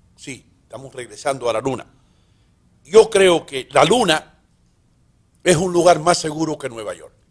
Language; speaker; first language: Spanish; early bilingual, heritage; Spanish